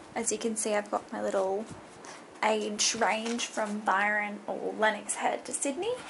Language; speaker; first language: English; native; English